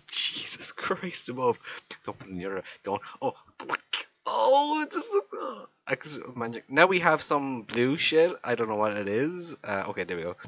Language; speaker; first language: English; native; English